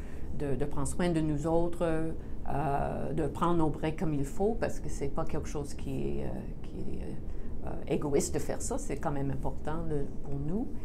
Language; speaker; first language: French; non-native, local second language; English